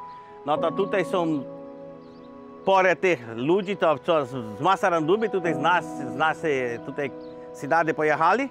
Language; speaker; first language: Polish; early bilingual, heritage; Polish